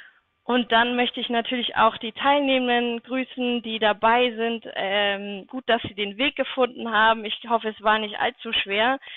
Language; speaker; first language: German; native; German